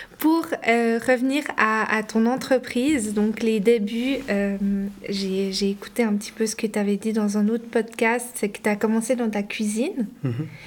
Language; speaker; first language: French; native; French